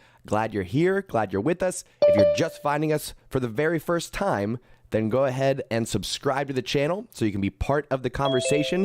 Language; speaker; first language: English; native; English